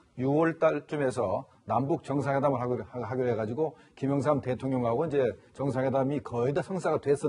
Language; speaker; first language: Korean; native; Korean